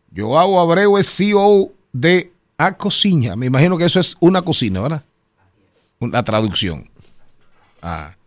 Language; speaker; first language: Spanish; native; Spanish